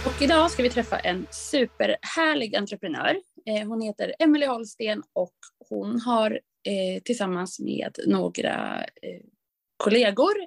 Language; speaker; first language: Swedish; native; Swedish